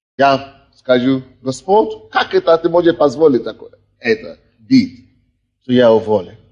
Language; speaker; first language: Russian; non-native, fluent; Yoruba